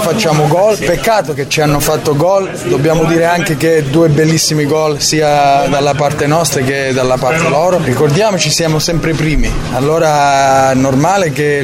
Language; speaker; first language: Italian; early bilingual, heritage; Italian